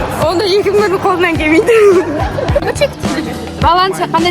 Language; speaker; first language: Kazakh; native; Kazakh